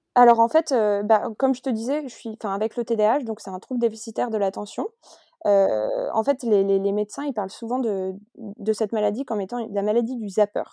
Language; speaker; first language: French; native; French